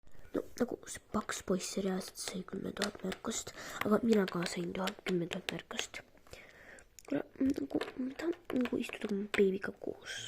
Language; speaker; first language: Estonian; non-native, local second language; Russian